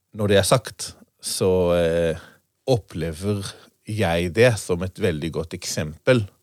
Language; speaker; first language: Norwegian; non-native, fluent; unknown